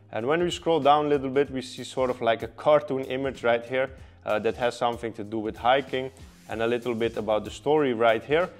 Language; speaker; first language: English; non-native, fluent; Dutch